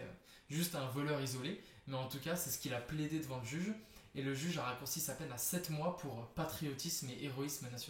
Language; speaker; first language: French; native; French